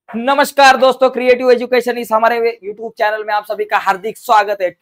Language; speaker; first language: Hindi; non-native, local second language; Marathi